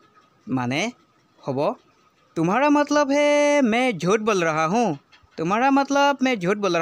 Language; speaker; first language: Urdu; non-native, local second language; Assamese